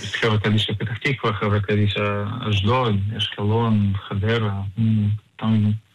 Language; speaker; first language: Russian; early bilingual, other home language; Hebrew